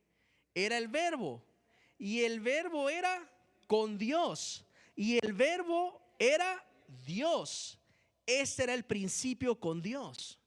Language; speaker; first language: Spanish; native; Spanish